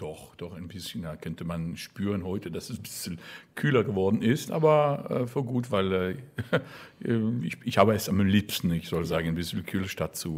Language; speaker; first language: German; non-native, fluent; French